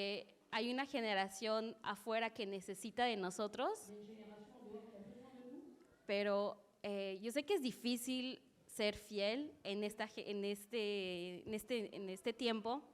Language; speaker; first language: Spanish; early bilingual, heritage; Spanish